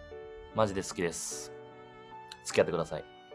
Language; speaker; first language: Japanese; native; Japanese